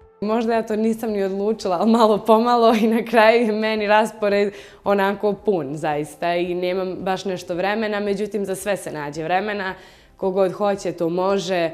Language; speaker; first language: Croatian; native; Croatian